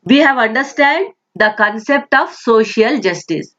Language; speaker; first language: English; non-native, local second language; Kannada